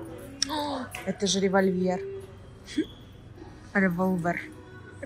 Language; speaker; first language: Russian; native; Russian